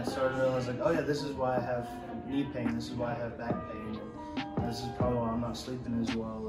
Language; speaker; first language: English; native; English